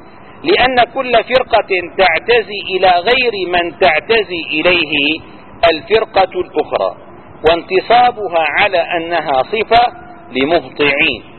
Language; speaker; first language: Arabic; native; Arabic